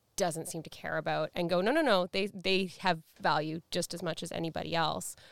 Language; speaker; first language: English; native; English